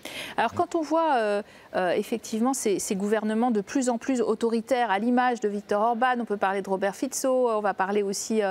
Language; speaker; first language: French; native; French